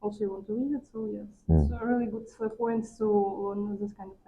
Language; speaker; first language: English; non-native, fluent; Russian